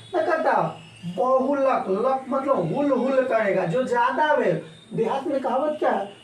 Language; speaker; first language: Hindi; native; Hindi